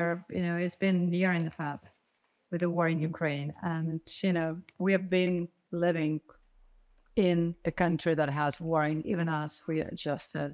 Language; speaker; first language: English; non-native, fluent; Ukrainian